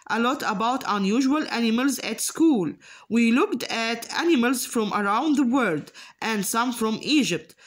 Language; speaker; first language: English; non-native, fluent; Arabic